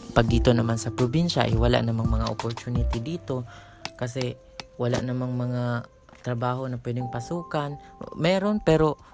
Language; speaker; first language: Filipino; non-native, local second language; Cebuano